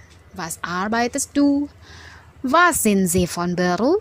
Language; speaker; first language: German; non-native, fluent; Indonesian